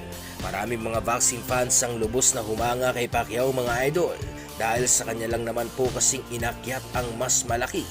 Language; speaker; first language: Filipino; non-native, local second language; Cebuano